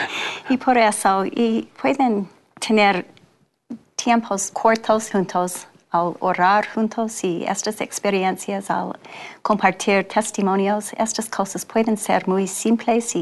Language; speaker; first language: Spanish; non-native, learner; English